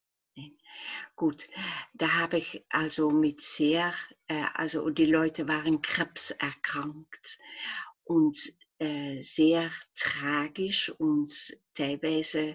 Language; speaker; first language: German; non-native, fluent; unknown